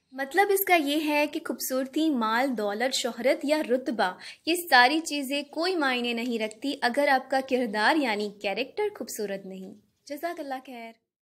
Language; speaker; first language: Hindi; native; Hindi